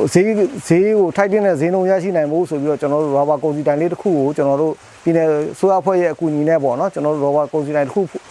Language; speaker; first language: Burmese; non-native, local second language; Mon